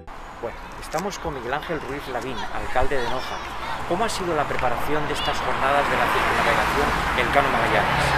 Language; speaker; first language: Spanish; native; Spanish